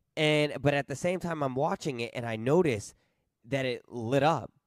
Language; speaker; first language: English; native; English